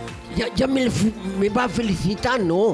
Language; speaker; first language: Catalan; non-native, local second language; Spanish